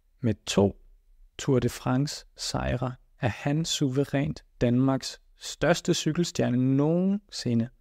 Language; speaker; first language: Danish; native; Danish